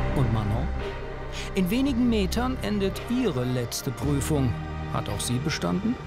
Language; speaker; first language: German; native; German